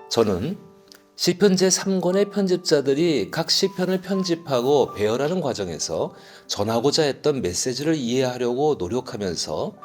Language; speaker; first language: Korean; native; Korean